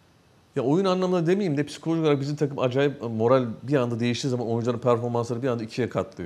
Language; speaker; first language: Turkish; native; Turkish